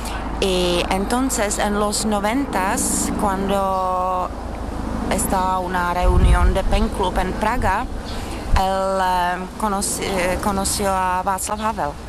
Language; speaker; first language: Spanish; non-native, learner; Czech